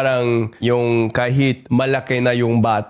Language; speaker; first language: Filipino; non-native, fluent; English